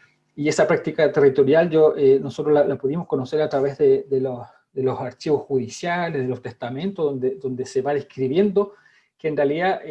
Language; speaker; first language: Spanish; native; Spanish